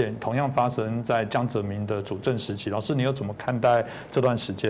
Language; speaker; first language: Chinese; native; Chinese